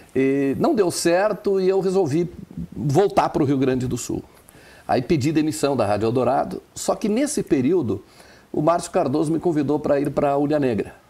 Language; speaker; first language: Portuguese; non-native, local second language; German